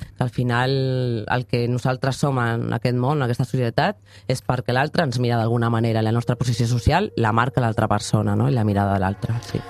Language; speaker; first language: Catalan; non-native, fluent; Spanish